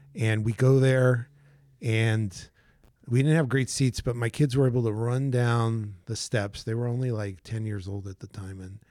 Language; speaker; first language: English; native; English